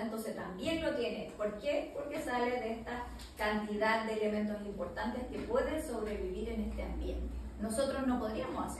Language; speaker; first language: Spanish; native; Spanish